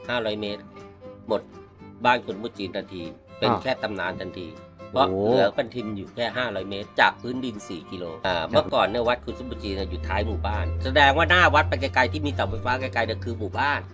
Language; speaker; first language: Thai; native; Thai